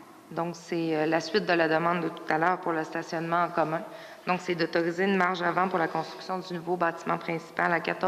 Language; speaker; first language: French; native; French